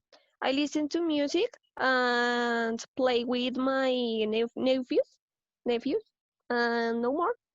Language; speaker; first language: English; non-native, learner; Spanish